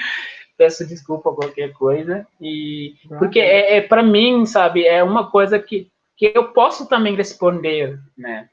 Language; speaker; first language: Portuguese; non-native, fluent; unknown